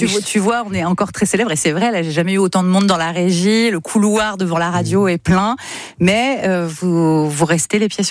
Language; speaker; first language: French; native; French